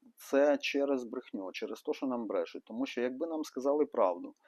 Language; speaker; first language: Ukrainian; non-native, local second language; Russian